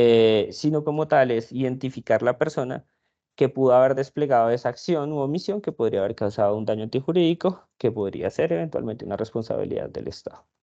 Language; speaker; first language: Spanish; native; Spanish